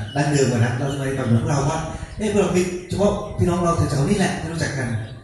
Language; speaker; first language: Thai; non-native, local second language; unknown